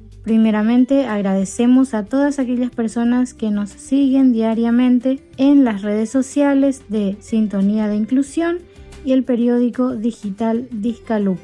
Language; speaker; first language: Spanish; native; Spanish